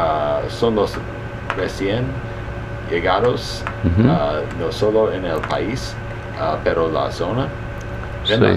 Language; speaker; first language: Spanish; early bilingual, heritage; Spanish